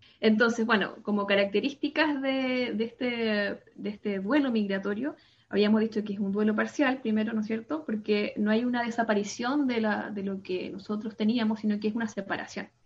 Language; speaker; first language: Spanish; native; Spanish